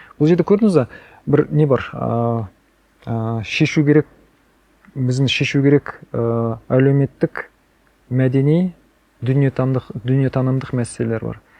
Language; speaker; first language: Kazakh; native; Kazakh